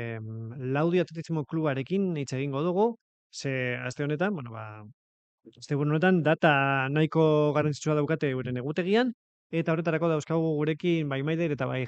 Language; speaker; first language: Basque; native; Basque